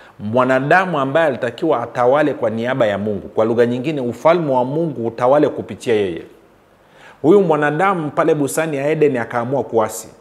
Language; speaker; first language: Swahili; native; Swahili